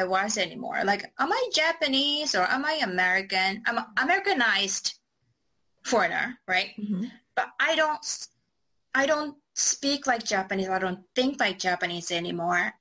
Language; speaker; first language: English; non-native, fluent; Japanese